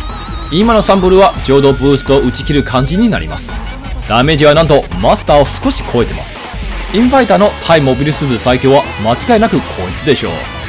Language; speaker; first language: Japanese; non-native, fluent; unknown